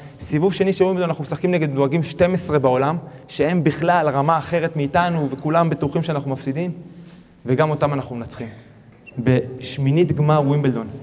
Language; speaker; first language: Hebrew; early bilingual, other home language; Spanish